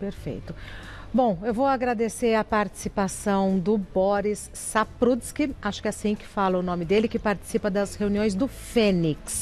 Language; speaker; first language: Portuguese; native; Portuguese